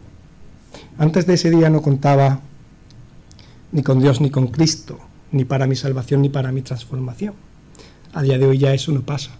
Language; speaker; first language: Spanish; native; Spanish